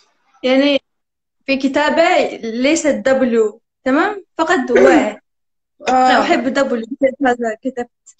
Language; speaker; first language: Arabic; non-native, learner; Turkish